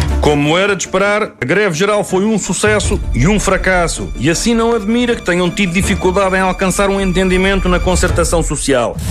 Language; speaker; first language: Portuguese; native; Portuguese